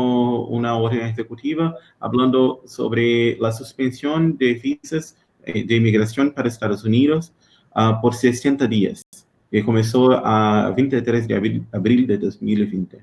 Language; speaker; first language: Spanish; non-native, learner; Portuguese